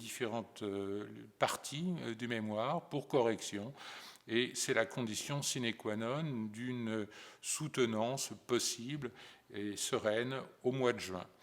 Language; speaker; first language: French; native; French